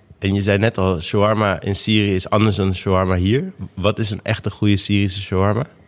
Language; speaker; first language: Dutch; native; Dutch